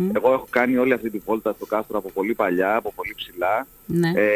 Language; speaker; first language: Greek; native; Greek